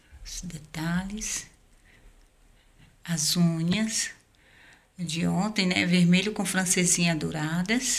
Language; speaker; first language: Portuguese; native; Portuguese